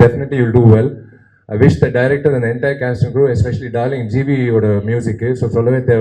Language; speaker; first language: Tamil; native; Tamil